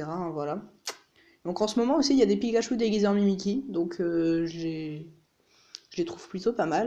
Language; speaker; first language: French; native; French